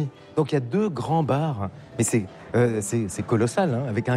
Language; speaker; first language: French; native; French